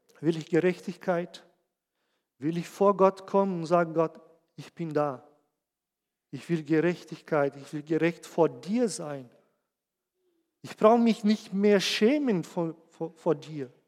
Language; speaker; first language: German; non-native, fluent; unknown